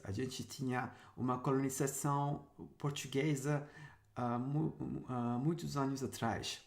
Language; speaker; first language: Portuguese; non-native, fluent; Sinhala